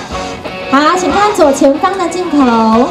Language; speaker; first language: Chinese; native; Chinese